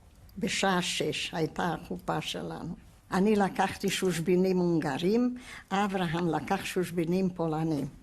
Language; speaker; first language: Hebrew; non-native, fluent; Hungarian